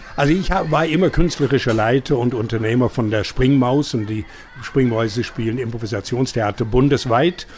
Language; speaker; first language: German; non-native, fluent; English